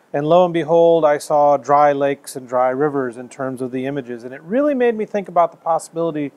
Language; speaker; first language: English; native; English